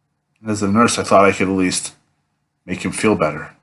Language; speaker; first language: English; native; English